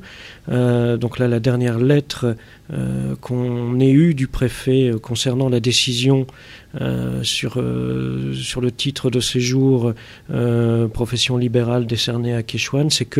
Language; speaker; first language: French; native; French